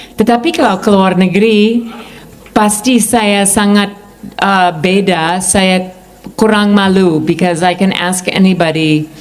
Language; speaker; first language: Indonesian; non-native, fluent; English